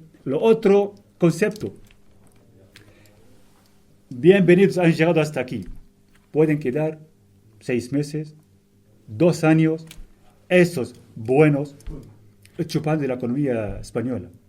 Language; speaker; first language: Spanish; non-native, fluent; Arabic